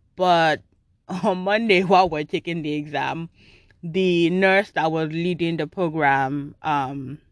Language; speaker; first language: English; non-native, local second language; Yoruba